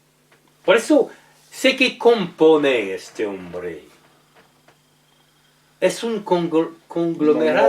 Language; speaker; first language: Spanish; non-native, learner; French